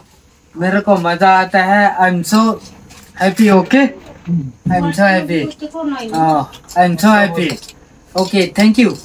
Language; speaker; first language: Hindi; non-native, local second language; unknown